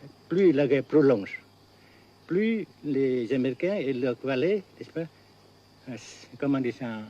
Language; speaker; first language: French; non-native, local second language; Vietnamese